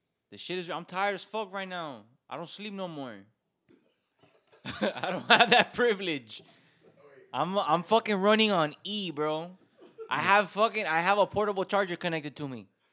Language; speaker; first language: English; early bilingual, other home language; Spanish